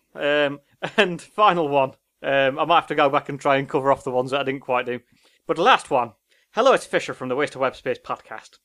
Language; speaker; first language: English; native; English